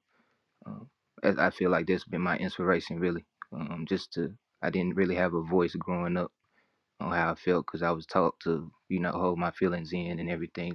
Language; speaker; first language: English; native; English